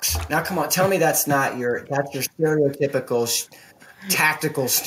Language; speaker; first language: English; native; English